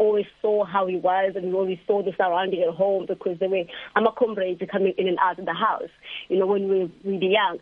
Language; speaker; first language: English; non-native, local second language; Zulu